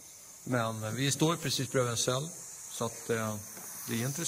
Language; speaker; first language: Swedish; native; Swedish